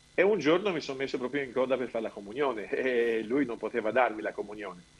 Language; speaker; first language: Italian; non-native, fluent; Albanian